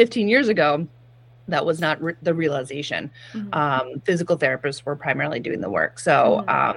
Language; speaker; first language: English; native; English